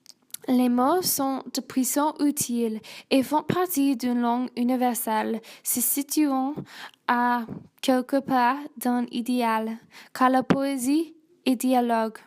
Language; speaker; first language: French; non-native, learner; English